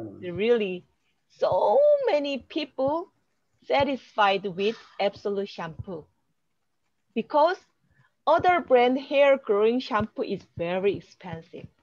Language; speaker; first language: English; non-native, learner; Korean